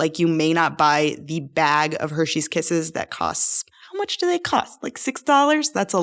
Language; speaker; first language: English; native; English